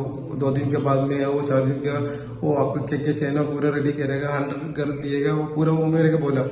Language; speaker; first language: Hindi; non-native, local second language; Malayalam